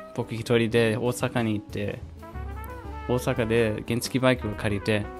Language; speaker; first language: Japanese; non-native, fluent; English